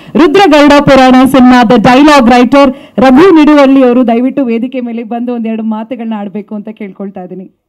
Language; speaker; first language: Kannada; native; Kannada